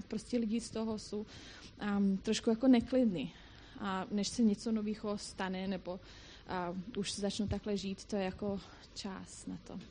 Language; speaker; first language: Czech; non-native, fluent; Croatian